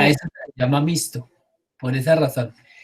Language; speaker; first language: Spanish; native; Spanish